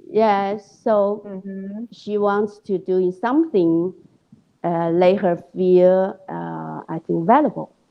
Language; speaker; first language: English; non-native, learner; Chinese